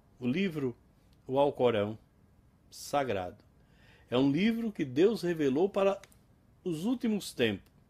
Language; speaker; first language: Portuguese; native; Portuguese